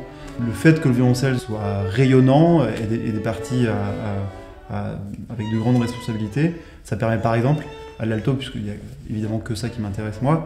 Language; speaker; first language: French; native; French